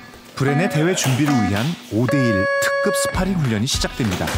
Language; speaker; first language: Korean; native; Korean